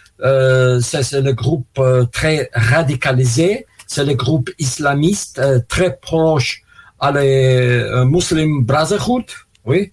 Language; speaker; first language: French; non-native, learner; Russian